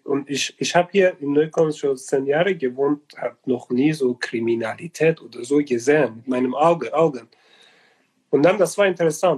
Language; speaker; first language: German; non-native, learner; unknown